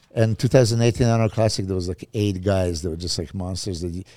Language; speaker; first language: English; non-native, fluent; Serbian